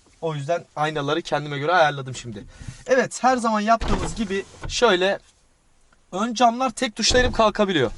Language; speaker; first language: Turkish; native; Turkish